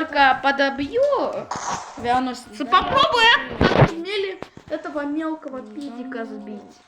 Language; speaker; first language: Russian; native; Russian